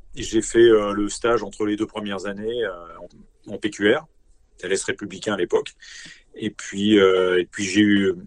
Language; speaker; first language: French; native; French